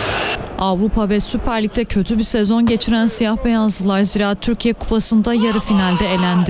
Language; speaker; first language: Turkish; native; Turkish